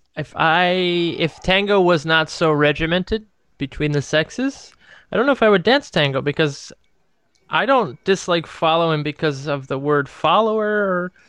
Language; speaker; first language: English; native; English